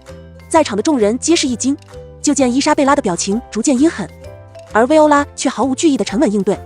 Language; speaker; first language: Chinese; native; Chinese